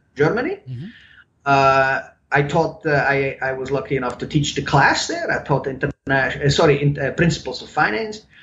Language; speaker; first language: English; non-native, fluent; German